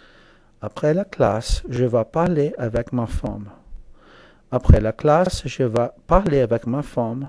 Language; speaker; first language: French; non-native, fluent; English